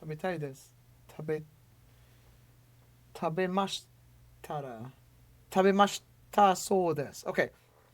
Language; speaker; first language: Japanese; non-native, learner; English